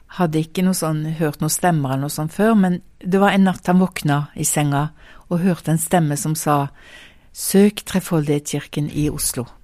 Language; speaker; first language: Norwegian; early bilingual, heritage; Norwegian